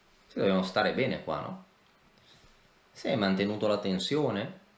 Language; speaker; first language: Italian; native; Italian